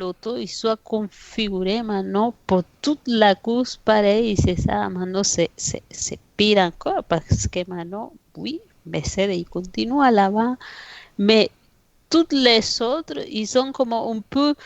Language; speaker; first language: French; non-native, fluent; Spanish